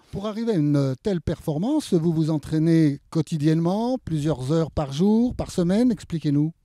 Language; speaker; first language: French; native; French